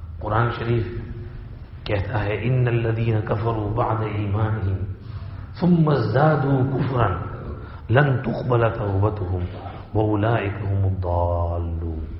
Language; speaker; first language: Urdu; non-native, local second language; Gujarati